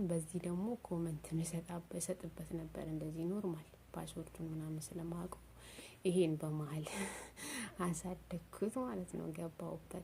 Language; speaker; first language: Amharic; non-native, local second language; Oromo